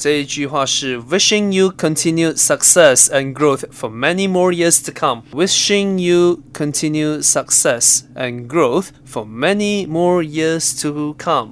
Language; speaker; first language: English; non-native, local second language; Chinese